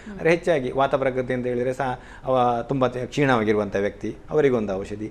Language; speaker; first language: Kannada; non-native, local second language; Tulu